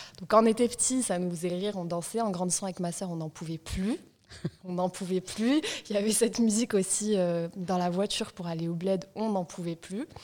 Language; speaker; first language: French; native; French